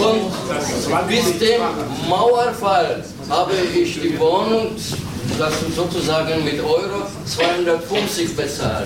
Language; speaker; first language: German; non-native, learner; Turkish